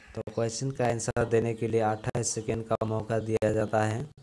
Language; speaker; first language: Hindi; non-native, local second language; Bangla